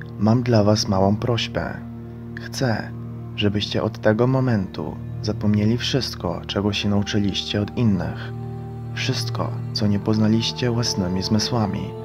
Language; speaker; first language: Polish; non-native, fluent; Croatian